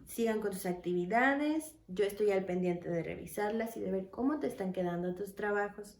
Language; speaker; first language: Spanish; native; Spanish